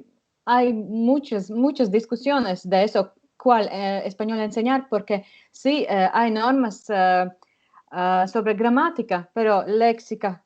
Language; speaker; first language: Spanish; non-native, fluent; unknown